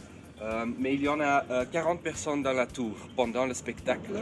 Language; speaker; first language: French; non-native, fluent; Dutch